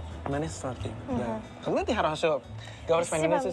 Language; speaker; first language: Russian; non-native, learner; Indonesian